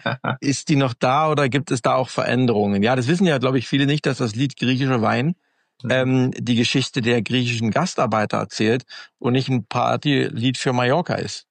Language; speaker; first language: German; native; German